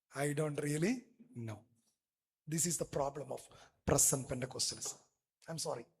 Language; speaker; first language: English; non-native, local second language; Malayalam